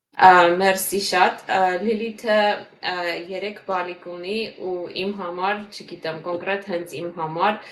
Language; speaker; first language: Armenian; native; Armenian